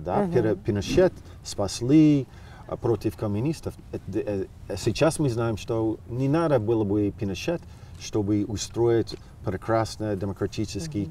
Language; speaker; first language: Russian; non-native, fluent; English